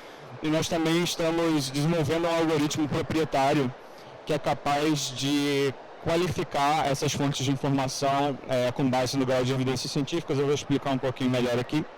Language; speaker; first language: Portuguese; native; Portuguese